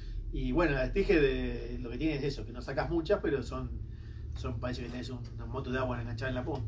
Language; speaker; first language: Spanish; native; Spanish